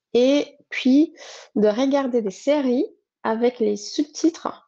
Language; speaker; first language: French; non-native, fluent; Portuguese